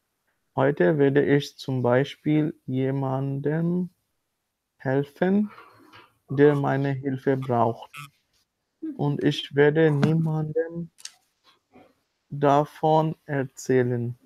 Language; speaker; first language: German; non-native, learner; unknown